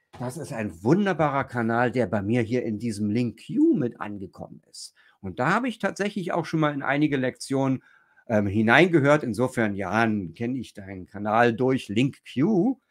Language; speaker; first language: German; native; German